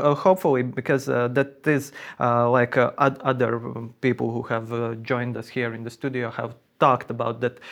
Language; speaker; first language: English; non-native, fluent; Latvian